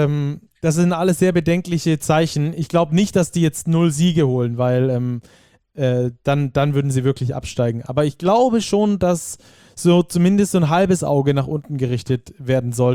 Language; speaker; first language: German; native; German